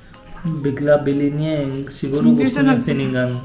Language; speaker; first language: Filipino; non-native, learner; Punjabi